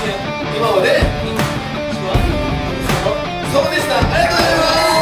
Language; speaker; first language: Japanese; non-native, learner; Korean